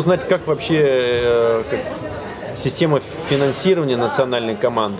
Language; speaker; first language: Russian; native; Russian